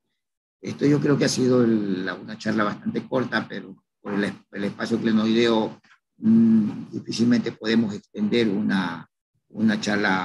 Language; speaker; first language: Spanish; native; Spanish